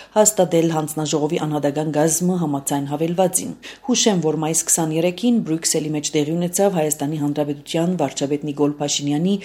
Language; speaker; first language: Armenian; early bilingual, heritage; Armenian